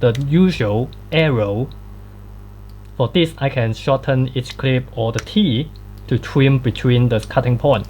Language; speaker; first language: English; non-native, fluent; Cantonese